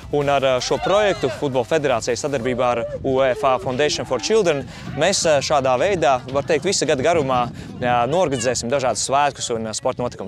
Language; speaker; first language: Latvian; native; Latvian